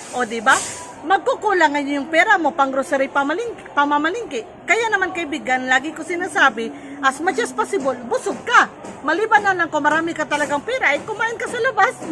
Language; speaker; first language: Filipino; non-native, local second language; Cebuano